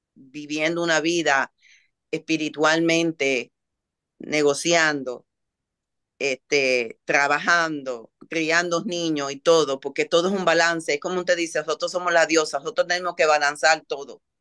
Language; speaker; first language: Spanish; early bilingual, heritage; Spanish